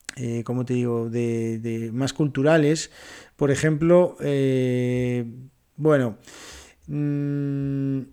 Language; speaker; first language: Spanish; native; Spanish